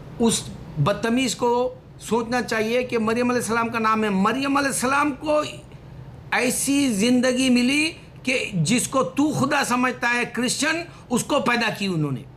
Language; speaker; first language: Urdu; native; Urdu